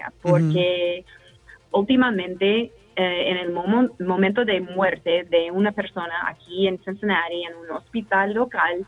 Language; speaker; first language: Spanish; non-native, fluent; English